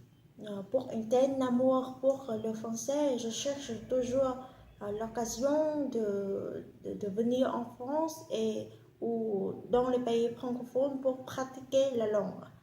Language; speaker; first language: French; non-native, fluent; Vietnamese